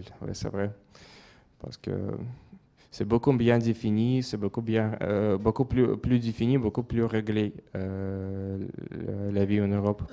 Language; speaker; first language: French; non-native, fluent; Russian